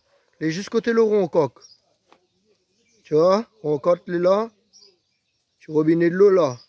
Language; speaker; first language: French; non-native, local second language; Réunion Creole French